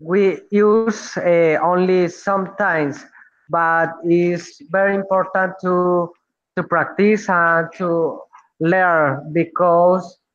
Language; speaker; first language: English; non-native, learner; Spanish